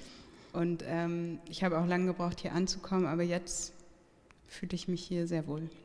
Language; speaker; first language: German; native; German